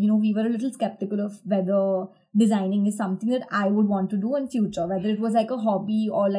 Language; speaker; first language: English; non-native, local second language; Gujarati